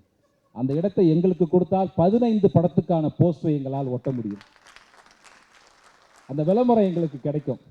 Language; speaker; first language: Tamil; native; Tamil